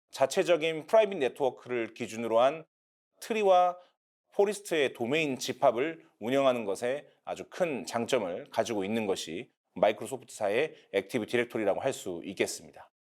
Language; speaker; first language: Korean; native; Korean